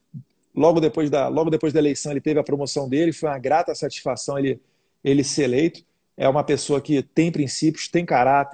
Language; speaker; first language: Portuguese; native; Portuguese